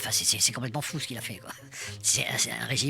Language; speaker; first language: French; native; French